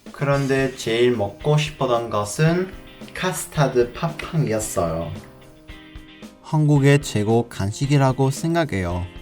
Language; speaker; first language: Korean; non-native, learner; French